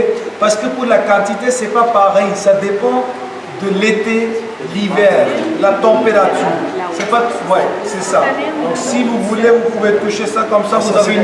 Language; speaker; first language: French; non-native, fluent; Hindi